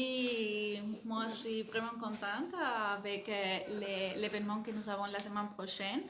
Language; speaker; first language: French; non-native, fluent; Spanish